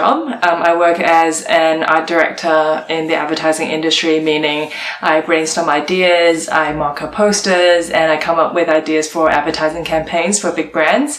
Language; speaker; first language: English; non-native, local second language; Cantonese